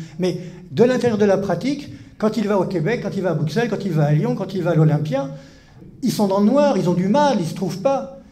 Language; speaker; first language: French; native; French